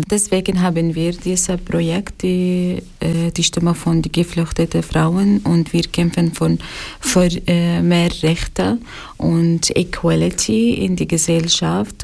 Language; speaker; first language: German; non-native, learner; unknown